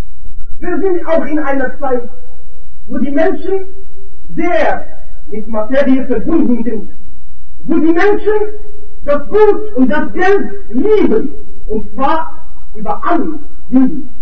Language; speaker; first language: German; non-native, fluent; Arabic